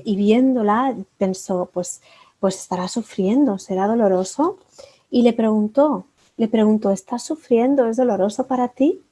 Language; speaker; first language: Spanish; native; Spanish